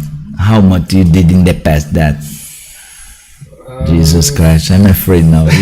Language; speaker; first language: English; non-native, learner; Portuguese